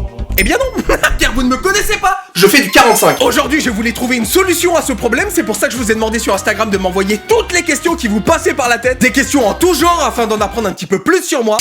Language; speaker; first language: French; native; French